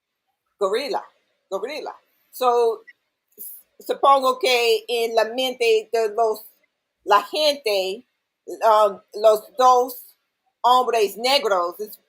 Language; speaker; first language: Spanish; non-native, learner; English